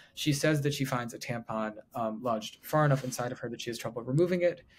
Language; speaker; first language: English; native; English